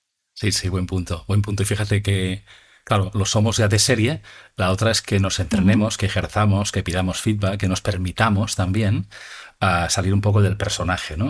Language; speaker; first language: Spanish; native; Spanish